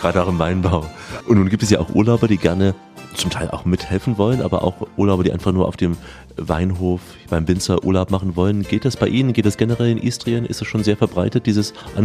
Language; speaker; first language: German; native; German